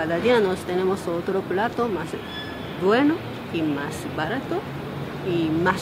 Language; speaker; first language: Spanish; non-native, learner; Japanese